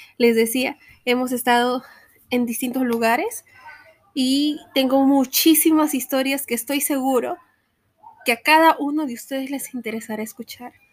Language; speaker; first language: Spanish; native; Spanish